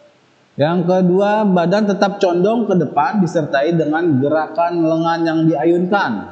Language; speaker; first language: Indonesian; native; Indonesian